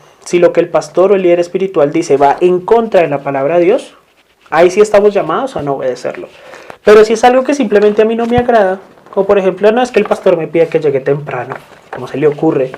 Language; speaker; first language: Spanish; native; Spanish